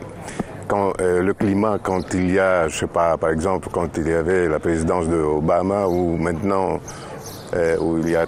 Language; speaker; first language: French; non-native, fluent; Greek